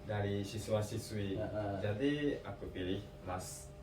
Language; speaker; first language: Indonesian; non-native, learner; Japanese